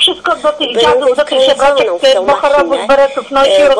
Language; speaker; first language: Polish; native; Polish